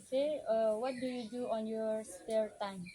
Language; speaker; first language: English; non-native, learner; Indonesian